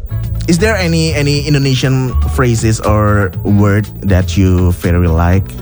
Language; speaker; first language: English; non-native, learner; Indonesian